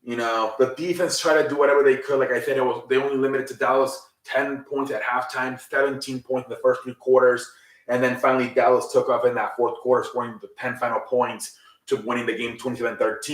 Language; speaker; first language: English; native; English